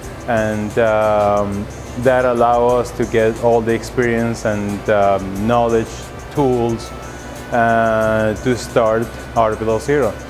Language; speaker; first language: English; non-native, fluent; Spanish